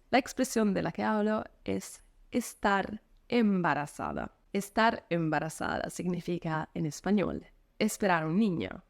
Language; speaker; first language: Spanish; non-native, fluent; Italian